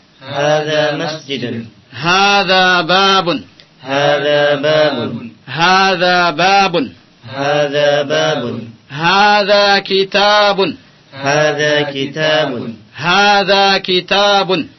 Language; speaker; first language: Arabic; non-native, fluent; Indonesian